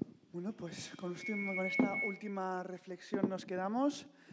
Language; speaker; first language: Spanish; non-native, local second language; Basque